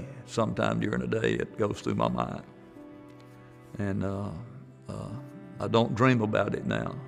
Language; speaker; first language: English; native; English